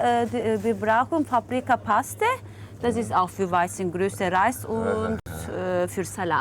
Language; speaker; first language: German; non-native, learner; Turkish